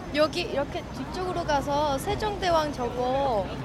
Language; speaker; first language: Korean; early bilingual, heritage; Korean